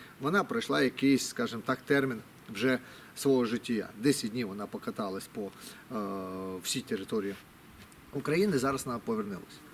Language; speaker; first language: Ukrainian; non-native, local second language; Russian